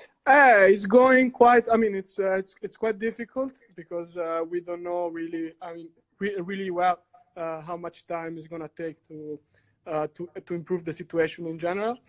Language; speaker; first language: English; non-native, fluent; Italian